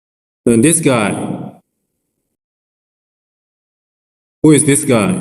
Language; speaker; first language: English; non-native, learner; Chinese